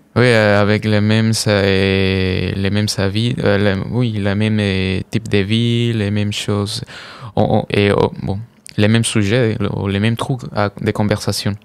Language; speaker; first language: French; non-native, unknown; Spanish